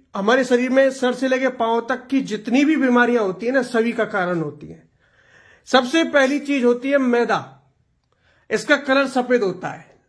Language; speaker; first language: Hindi; non-native, local second language; Gujarati